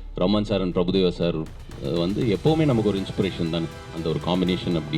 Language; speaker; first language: Tamil; native; Tamil